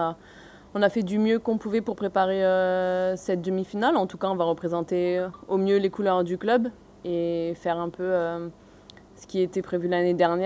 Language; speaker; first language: French; native; French